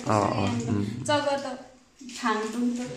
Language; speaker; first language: Chinese; non-native, learner; Nepali